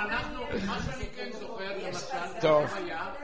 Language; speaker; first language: Hebrew; non-native, fluent; Polish